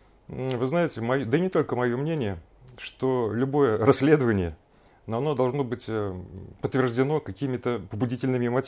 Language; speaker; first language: Russian; native; Russian